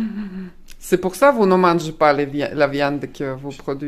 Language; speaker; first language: French; non-native, fluent; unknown